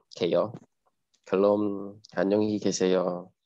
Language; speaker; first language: Korean; non-native, learner; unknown